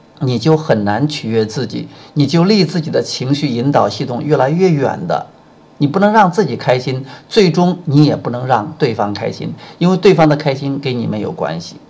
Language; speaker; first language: Chinese; native; Chinese